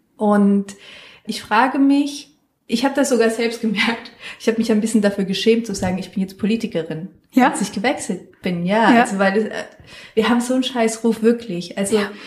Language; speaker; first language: German; non-native, fluent; Spanish